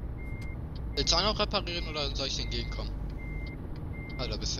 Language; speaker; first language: German; native; German